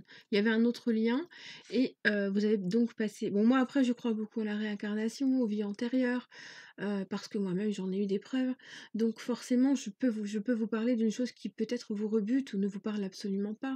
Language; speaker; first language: French; native; French